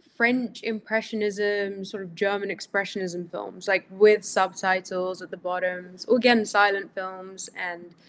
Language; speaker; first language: English; early bilingual, other home language; Greek